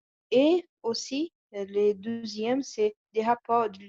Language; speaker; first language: French; non-native, learner; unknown